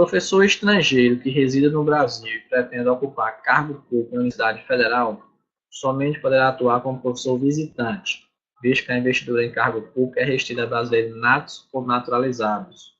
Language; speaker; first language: Portuguese; native; Portuguese